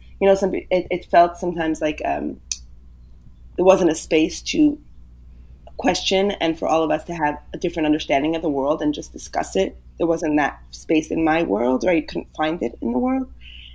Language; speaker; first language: English; early bilingual, other home language; Yiddish